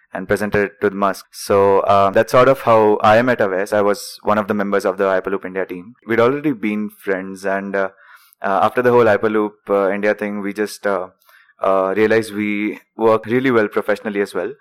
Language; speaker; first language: English; non-native, local second language; Marathi